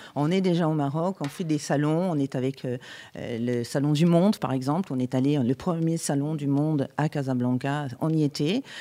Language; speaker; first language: French; native; French